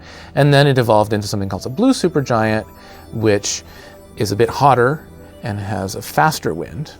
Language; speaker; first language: English; native; English